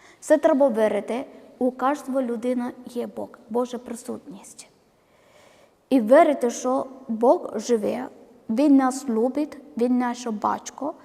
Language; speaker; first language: Ukrainian; non-native, learner; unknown